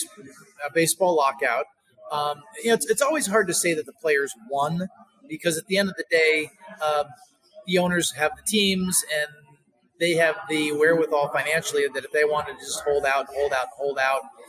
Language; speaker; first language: English; native; English